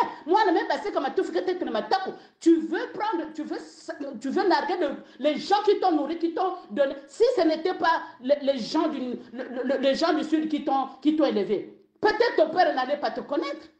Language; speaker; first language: French; non-native, local second language; Lingala